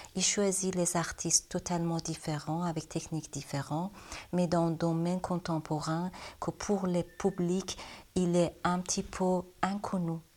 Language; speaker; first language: French; non-native, learner; Persian